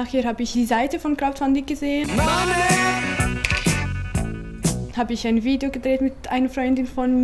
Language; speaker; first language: German; non-native, learner; Arabic